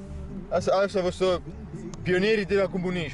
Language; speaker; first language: Romanian; non-native, learner; Italian